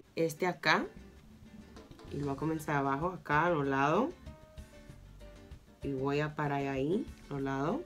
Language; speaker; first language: Spanish; early bilingual, heritage; English